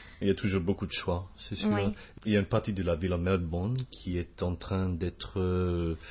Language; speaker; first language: French; non-native, fluent; English